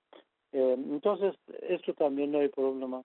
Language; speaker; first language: Spanish; non-native, fluent; Persian